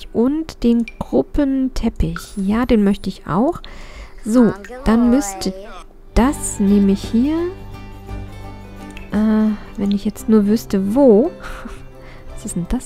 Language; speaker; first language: German; native; German